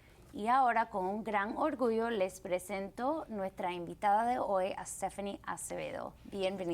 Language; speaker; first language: Spanish; early bilingual, heritage; Spanish